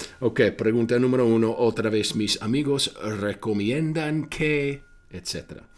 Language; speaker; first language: Spanish; non-native, fluent; English